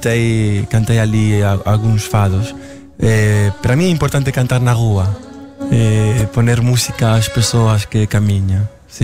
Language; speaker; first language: Portuguese; non-native, learner; Spanish